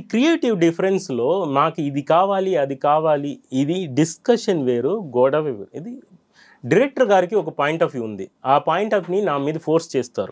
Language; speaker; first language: Telugu; non-native, fluent; Tamil